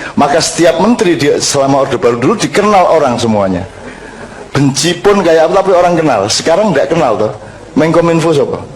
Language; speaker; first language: Indonesian; native; Indonesian